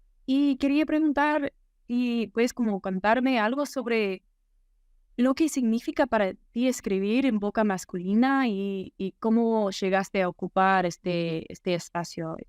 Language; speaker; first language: Spanish; non-native, fluent; English